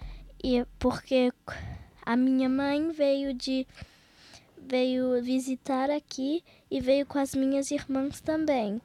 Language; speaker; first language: Portuguese; early bilingual, heritage; Portuguese